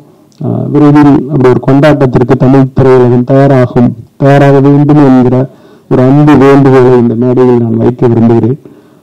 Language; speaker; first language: Tamil; native; Tamil